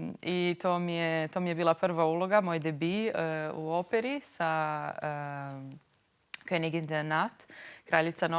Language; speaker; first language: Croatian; non-native, local second language; Albanian